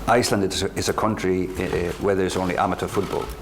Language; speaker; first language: English; non-native, fluent; Icelandic